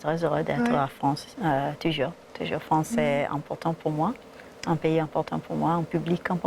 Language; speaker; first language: French; non-native, learner; Hebrew